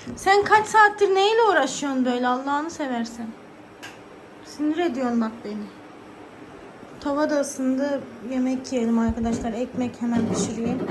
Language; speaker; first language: Turkish; native; Turkish